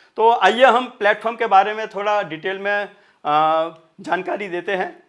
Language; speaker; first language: Hindi; non-native, local second language; Marathi